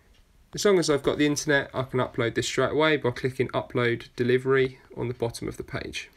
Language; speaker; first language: English; native; English